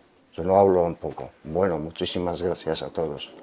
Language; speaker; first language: Spanish; non-native, learner; Arabic